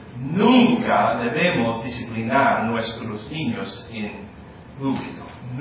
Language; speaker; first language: Spanish; non-native, fluent; English